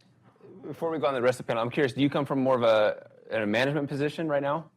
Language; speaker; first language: English; native; English